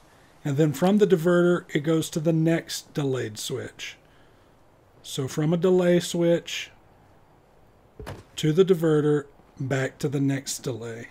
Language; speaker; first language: English; native; English